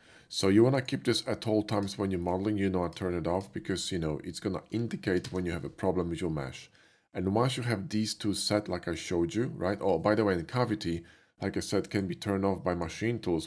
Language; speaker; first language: English; non-native, fluent; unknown